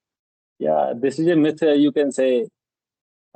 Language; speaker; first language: English; non-native, local second language; Hindi